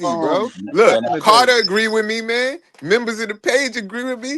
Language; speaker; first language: English; native; English